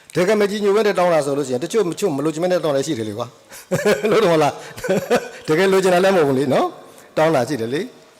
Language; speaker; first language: Burmese; native; Burmese